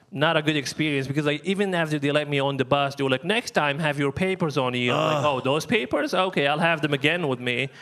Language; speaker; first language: English; non-native, fluent; Arabic